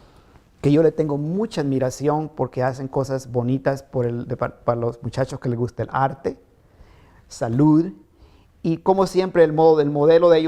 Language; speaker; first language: Spanish; native; Spanish